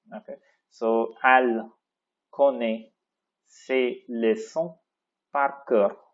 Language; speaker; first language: French; non-native, fluent; Tamil